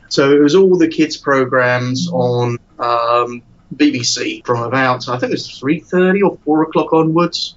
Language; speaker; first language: English; native; English